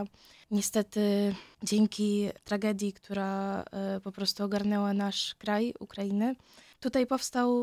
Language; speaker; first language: Polish; non-native, fluent; Ukrainian